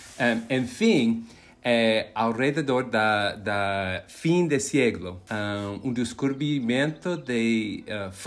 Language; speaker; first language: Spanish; non-native, learner; English